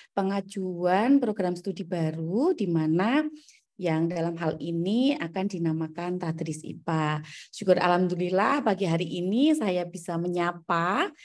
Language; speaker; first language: Indonesian; non-native, local second language; Javanese